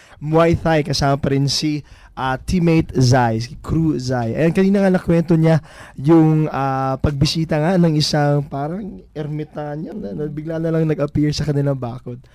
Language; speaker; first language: Filipino; native; Filipino